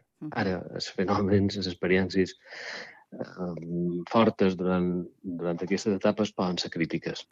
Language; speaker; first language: Catalan; native; Catalan